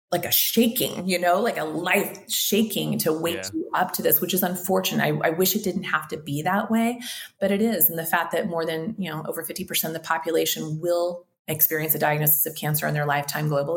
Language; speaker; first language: English; native; English